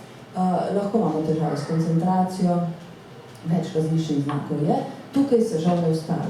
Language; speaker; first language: Slovenian; native; Slovenian